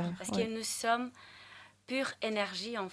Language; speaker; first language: French; non-native, fluent; Portuguese